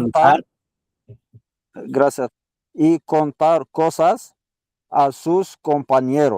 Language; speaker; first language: Spanish; non-native, learner; Arabic